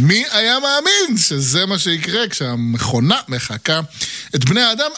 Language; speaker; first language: Hebrew; native; Hebrew